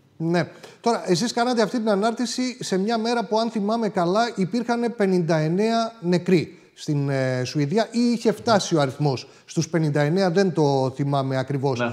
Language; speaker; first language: Greek; native; Greek